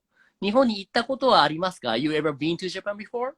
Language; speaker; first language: Japanese; native; Japanese